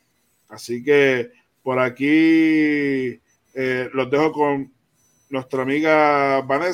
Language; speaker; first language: Spanish; native; Spanish